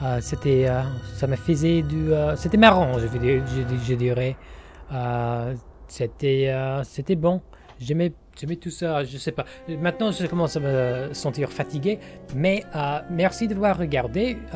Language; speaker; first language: French; non-native, learner; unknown